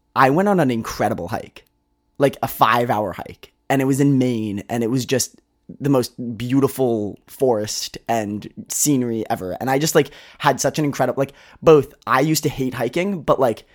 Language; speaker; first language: English; native; English